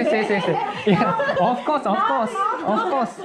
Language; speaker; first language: English; non-native, learner; Japanese